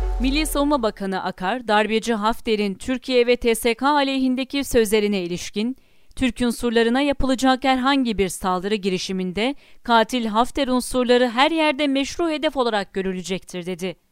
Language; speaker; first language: Turkish; native; Turkish